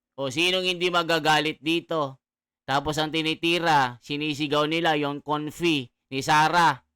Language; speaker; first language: Filipino; native; Filipino